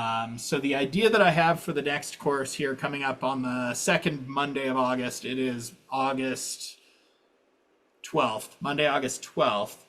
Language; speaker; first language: English; native; English